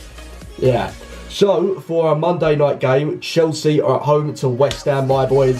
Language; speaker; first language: English; native; English